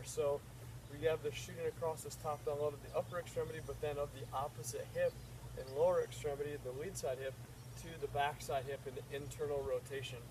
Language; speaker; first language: English; native; English